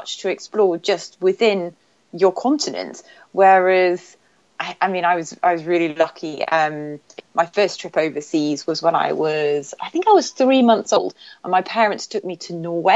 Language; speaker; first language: English; native; English